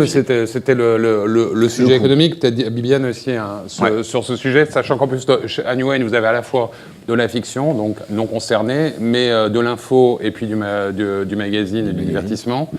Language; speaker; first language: French; native; French